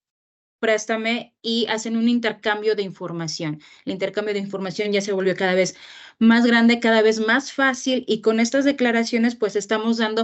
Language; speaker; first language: Spanish; native; Spanish